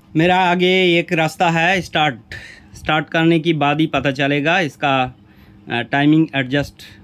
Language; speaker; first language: Hindi; non-native, local second language; Bangla